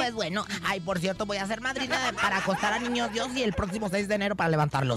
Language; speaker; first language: Spanish; native; Spanish